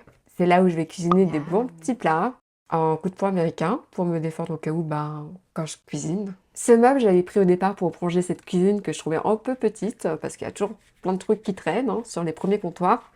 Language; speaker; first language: French; native; French